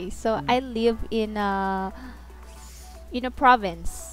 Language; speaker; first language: English; non-native, fluent; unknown